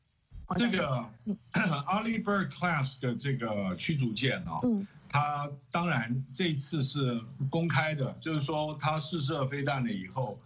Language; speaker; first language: Chinese; native; Chinese